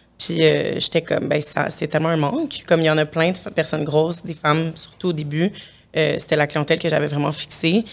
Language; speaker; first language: French; native; French